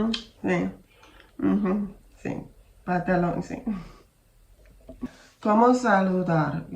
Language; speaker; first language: Spanish; non-native, learner; English